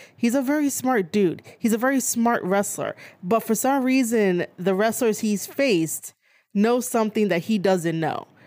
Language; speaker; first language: English; native; English